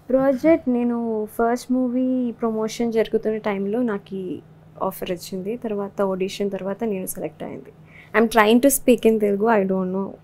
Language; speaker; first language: Telugu; non-native, learner; Malayalam